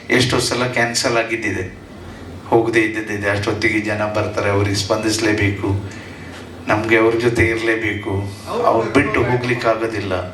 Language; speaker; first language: Kannada; native; Kannada